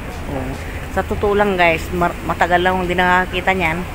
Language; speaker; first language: Filipino; native; Filipino